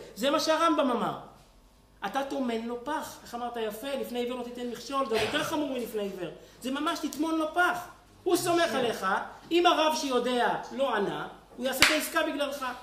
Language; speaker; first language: Hebrew; native; Hebrew